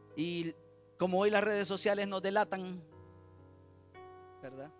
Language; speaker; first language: Spanish; native; Spanish